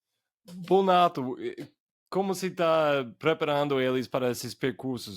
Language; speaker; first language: Portuguese; non-native, fluent; English